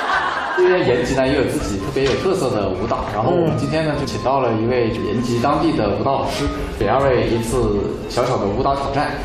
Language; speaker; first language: Chinese; native; Chinese